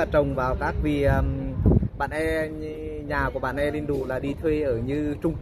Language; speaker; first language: Vietnamese; native; Vietnamese